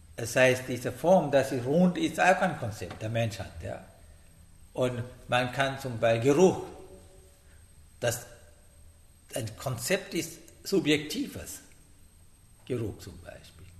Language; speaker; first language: German; non-native, learner; Sinhala